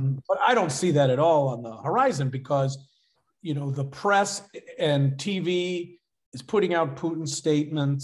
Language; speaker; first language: English; native; English